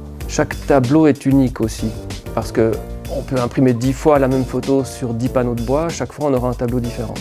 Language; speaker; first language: French; native; French